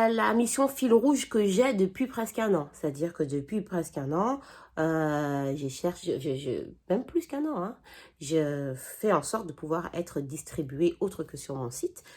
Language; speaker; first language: French; native; French